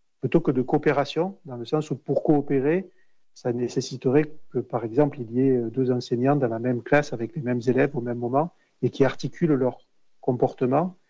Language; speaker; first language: French; native; French